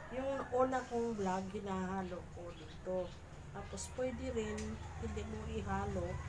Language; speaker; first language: Filipino; non-native, local second language; Cebuano